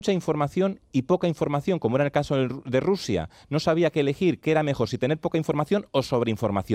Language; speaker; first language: Spanish; native; Spanish